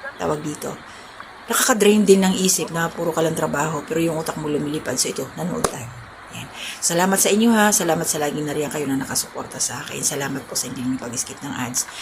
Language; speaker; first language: Filipino; non-native, local second language; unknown